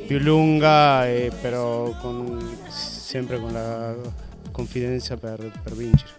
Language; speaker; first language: Italian; non-native, fluent; Spanish